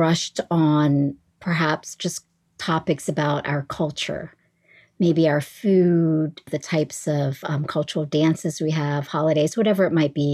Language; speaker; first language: English; early bilingual, other home language; Vietnamese